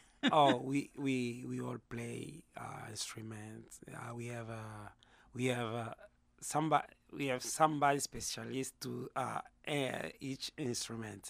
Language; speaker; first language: English; non-native, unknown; Lingala